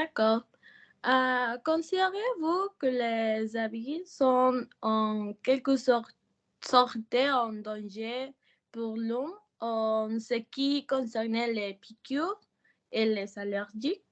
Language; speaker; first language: French; non-native, learner; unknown